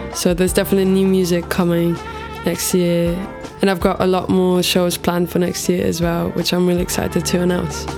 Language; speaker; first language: English; non-native, fluent; Portuguese